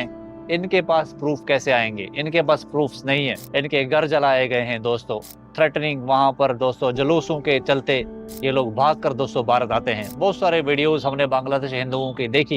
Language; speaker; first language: Hindi; native; Hindi